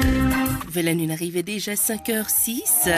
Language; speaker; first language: French; non-native, local second language; Morisyen